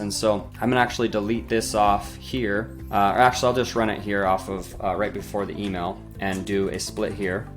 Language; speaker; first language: English; native; English